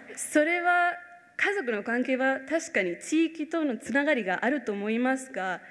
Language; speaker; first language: Japanese; non-native, fluent; Spanish